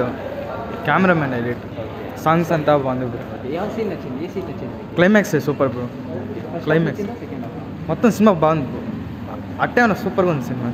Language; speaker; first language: Telugu; native; Telugu